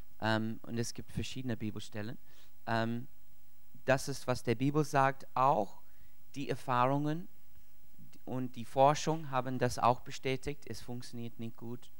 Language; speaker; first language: German; non-native, learner; English